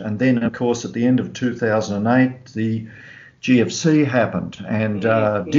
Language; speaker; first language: English; native; English